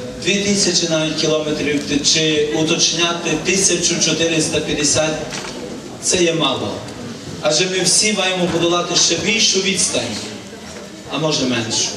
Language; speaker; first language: Ukrainian; native; Ukrainian